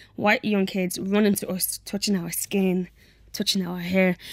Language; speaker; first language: English; native; English